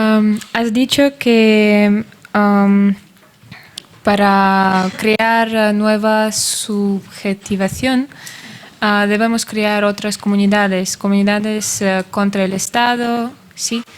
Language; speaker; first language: Spanish; non-native, fluent; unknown